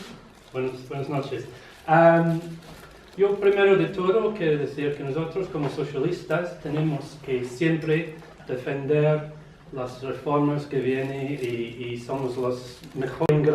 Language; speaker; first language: Spanish; non-native, learner; English